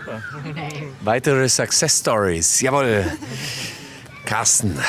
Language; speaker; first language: German; native; German